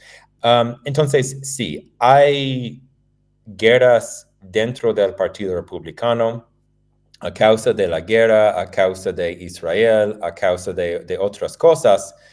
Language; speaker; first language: Spanish; non-native, fluent; English